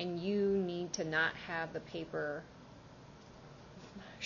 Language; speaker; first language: English; native; English